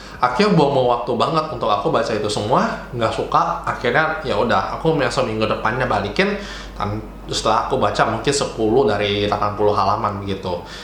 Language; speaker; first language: Indonesian; native; Indonesian